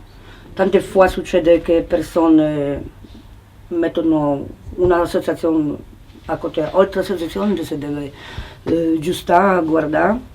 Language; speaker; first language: Italian; non-native, learner; Polish